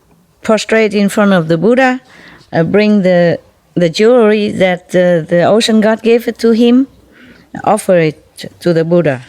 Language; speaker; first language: English; non-native, fluent; Vietnamese